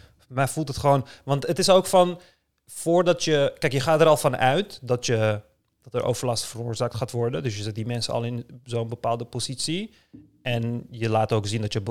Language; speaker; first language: Dutch; early bilingual, other home language; Turkish